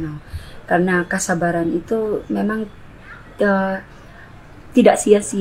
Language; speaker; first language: Indonesian; non-native, fluent; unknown